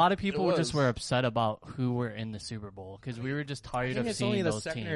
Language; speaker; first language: English; native; English